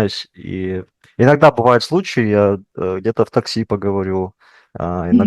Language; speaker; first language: Russian; native; Russian